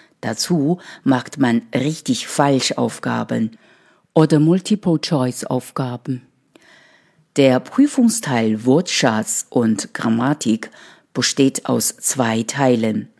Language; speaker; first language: German; non-native, fluent; Chinese